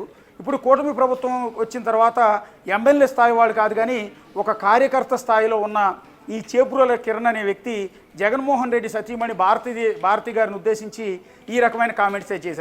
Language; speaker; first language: Telugu; native; Telugu